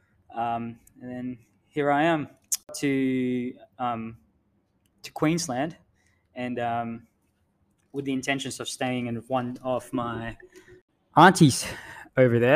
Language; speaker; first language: English; non-native, local second language; Filipino